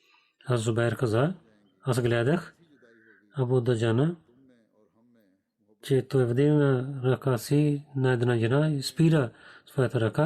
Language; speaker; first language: Bulgarian; non-native, learner; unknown